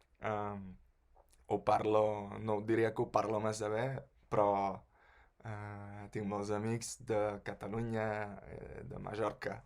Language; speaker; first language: Catalan; non-native, fluent; Spanish